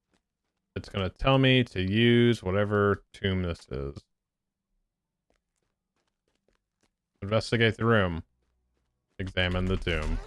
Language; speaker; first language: English; native; English